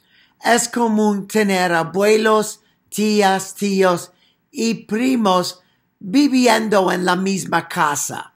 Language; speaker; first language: Spanish; non-native, fluent; English